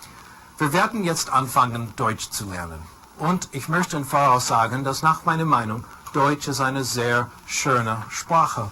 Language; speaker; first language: German; non-native, fluent; English